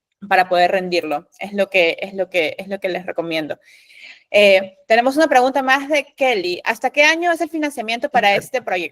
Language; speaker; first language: Spanish; native; Spanish